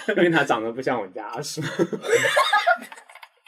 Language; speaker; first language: Chinese; native; Chinese